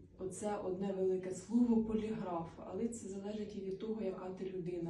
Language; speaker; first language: Ukrainian; native; Ukrainian